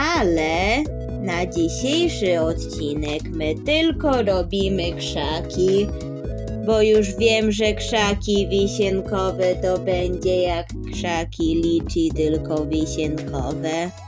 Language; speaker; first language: Polish; early bilingual, heritage; Polish